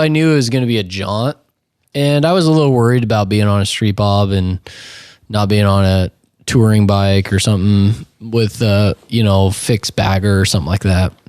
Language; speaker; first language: English; native; English